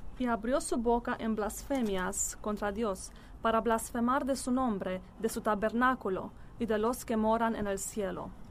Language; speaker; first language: Spanish; non-native, learner; Italian